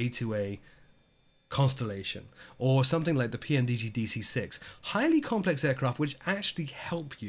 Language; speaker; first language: English; native; English